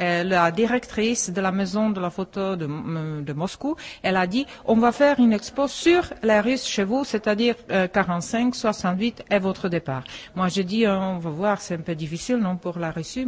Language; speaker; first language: French; non-native, fluent; Czech